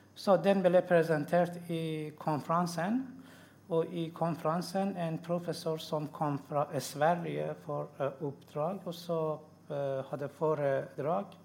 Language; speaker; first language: Norwegian; non-native, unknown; Persian